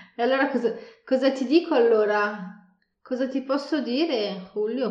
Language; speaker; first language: Italian; native; Italian